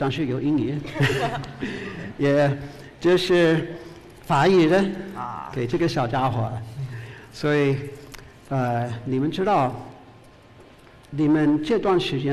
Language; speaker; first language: Chinese; non-native, fluent; English